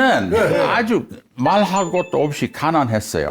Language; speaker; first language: Korean; non-native, fluent; English